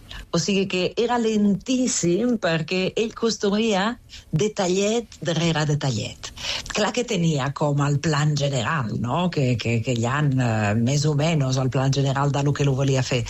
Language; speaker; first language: Catalan; non-native, fluent; Italian